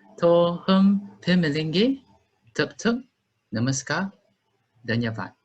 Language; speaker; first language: Hindi; non-native, learner; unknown